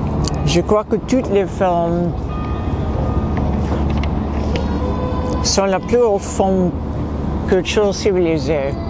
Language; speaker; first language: French; non-native, learner; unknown